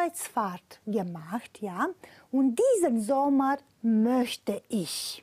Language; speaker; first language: German; non-native, fluent; Romanian